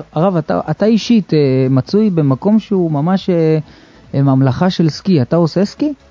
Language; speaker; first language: Hebrew; native; Hebrew